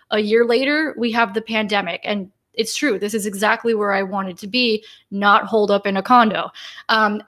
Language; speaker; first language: English; native; English